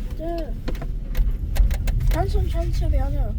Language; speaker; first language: Korean; early bilingual, heritage; English